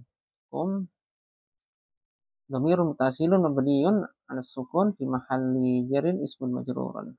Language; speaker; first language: Arabic; non-native, learner; Indonesian